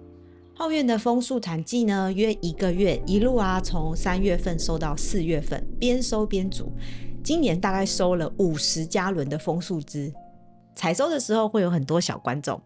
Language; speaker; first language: Chinese; native; Chinese